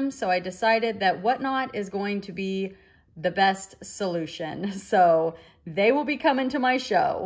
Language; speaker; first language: English; native; English